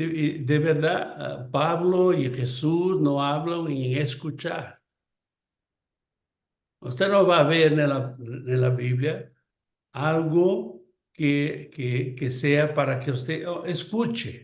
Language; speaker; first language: Spanish; non-native, fluent; Portuguese